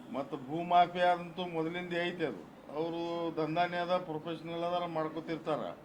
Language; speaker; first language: Kannada; non-native, local second language; Urdu